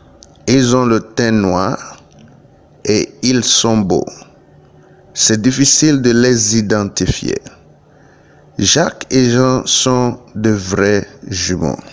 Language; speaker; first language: French; non-native, learner; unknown